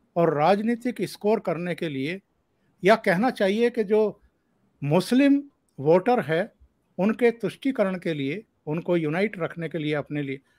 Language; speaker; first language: Hindi; native; Hindi